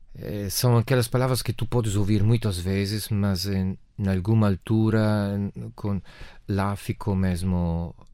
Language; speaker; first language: Portuguese; non-native, fluent; Italian